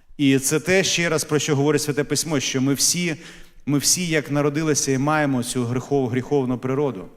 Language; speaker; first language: Ukrainian; native; Ukrainian